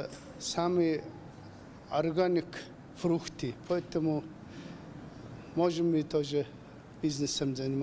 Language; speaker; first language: Russian; non-native, learner; Mongolian